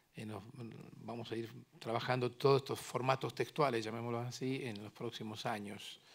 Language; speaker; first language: Spanish; native; Spanish